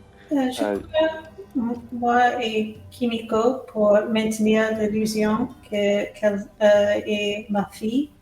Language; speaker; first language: French; non-native, fluent; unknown